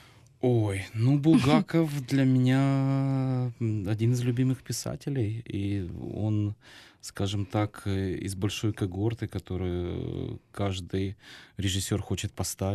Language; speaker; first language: Ukrainian; non-native, local second language; Russian